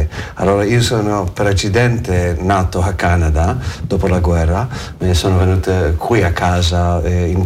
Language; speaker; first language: Italian; non-native, learner; English